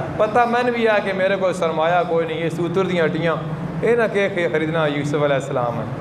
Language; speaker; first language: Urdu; non-native, local second language; Punjabi